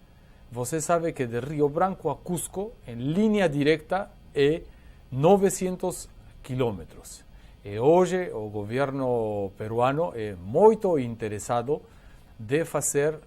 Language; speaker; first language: Portuguese; non-native, learner; Spanish